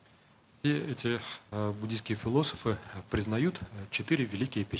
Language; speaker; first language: Russian; native; Russian